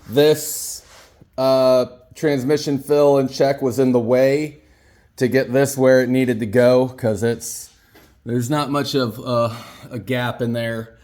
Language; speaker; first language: English; native; English